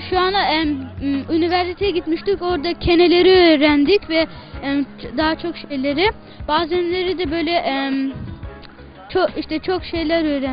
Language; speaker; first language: Turkish; early bilingual, other home language; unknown